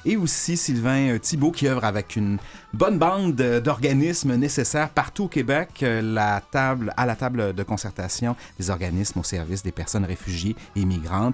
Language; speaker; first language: French; native; French